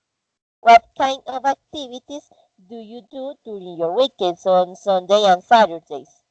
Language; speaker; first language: English; non-native, fluent; Spanish